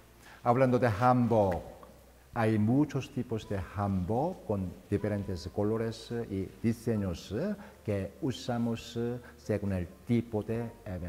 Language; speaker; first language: Spanish; non-native, fluent; Korean